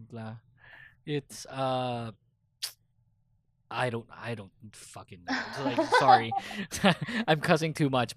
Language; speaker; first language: English; non-native, local second language; Filipino